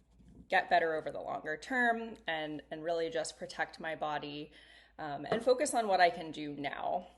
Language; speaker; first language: English; native; English